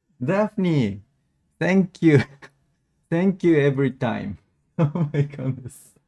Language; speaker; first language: Japanese; native; Japanese